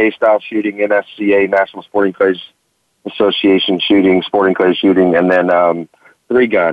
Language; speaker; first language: English; native; English